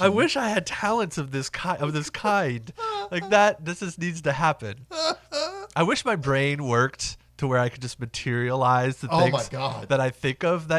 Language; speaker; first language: English; native; English